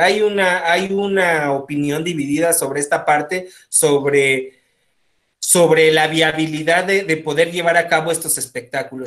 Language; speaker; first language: Spanish; native; Spanish